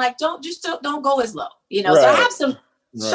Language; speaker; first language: English; native; English